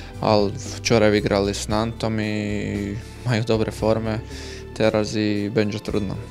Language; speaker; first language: Polish; non-native, learner; Croatian